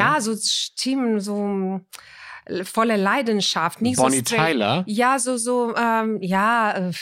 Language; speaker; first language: German; non-native, fluent; Ukrainian